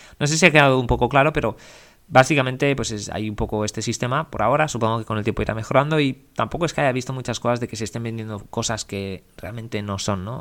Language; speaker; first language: Spanish; native; Spanish